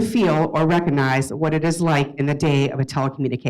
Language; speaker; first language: English; native; English